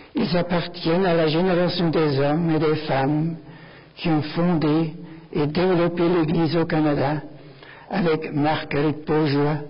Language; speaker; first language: French; non-native, fluent; German